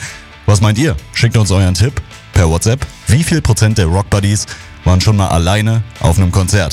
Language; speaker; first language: German; native; German